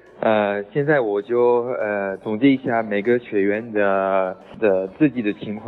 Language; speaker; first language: Chinese; non-native, fluent; French